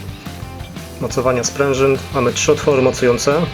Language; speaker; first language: Polish; native; Polish